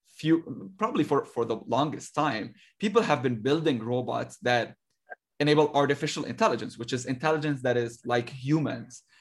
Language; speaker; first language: English; non-native, fluent; Arabic